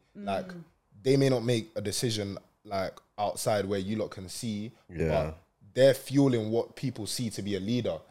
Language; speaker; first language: English; native; English